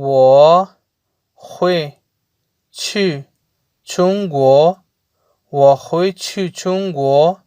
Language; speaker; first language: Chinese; non-native, learner; Urdu